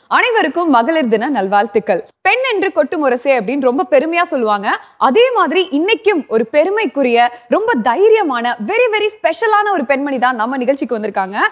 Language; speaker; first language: Tamil; native; Tamil